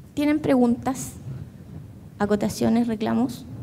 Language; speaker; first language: Spanish; native; Spanish